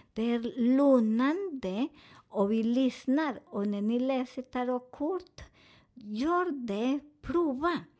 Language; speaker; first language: Swedish; non-native, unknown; Spanish